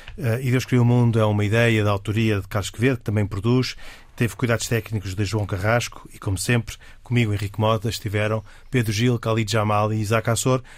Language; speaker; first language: Portuguese; native; Portuguese